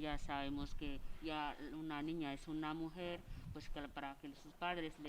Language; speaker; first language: Spanish; non-native, fluent; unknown